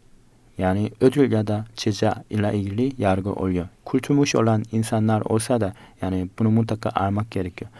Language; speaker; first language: Turkish; non-native, fluent; Korean